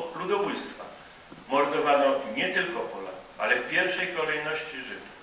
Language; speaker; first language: Polish; native; Polish